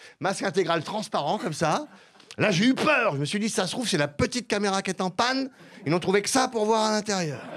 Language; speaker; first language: French; native; French